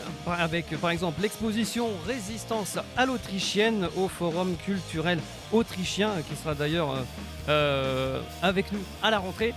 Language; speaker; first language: French; native; French